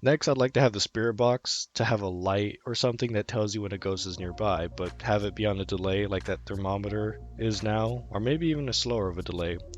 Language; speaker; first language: English; native; English